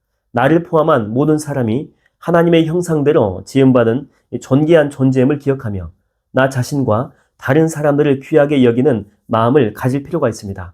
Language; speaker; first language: Korean; native; Korean